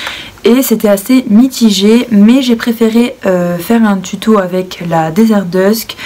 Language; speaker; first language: French; native; French